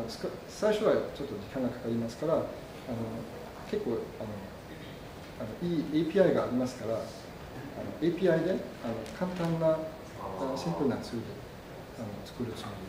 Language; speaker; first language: Japanese; non-native, fluent; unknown